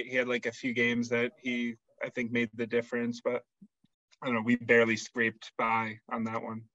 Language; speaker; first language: English; native; English